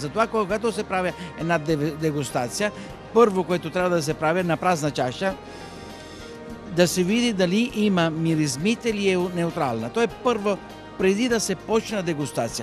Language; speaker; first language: Bulgarian; non-native, fluent; Italian